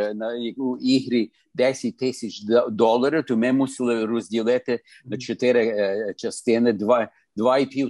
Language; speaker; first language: Ukrainian; early bilingual, heritage; Ukrainian